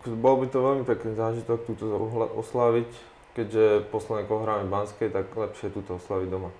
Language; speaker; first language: Slovak; native; Slovak